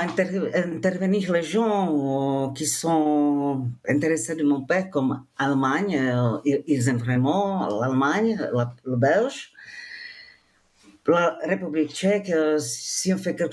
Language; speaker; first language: French; non-native, fluent; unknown